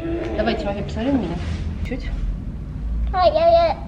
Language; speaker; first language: Russian; native; Russian